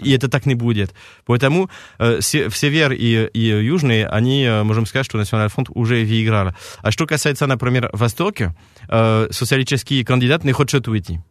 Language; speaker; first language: Russian; non-native, fluent; French